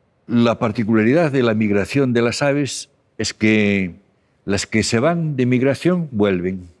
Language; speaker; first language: Spanish; native; Spanish